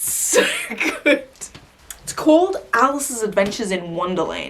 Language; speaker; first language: English; native; English